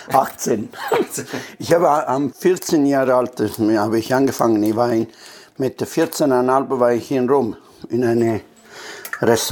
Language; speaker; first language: German; non-native, fluent; Italian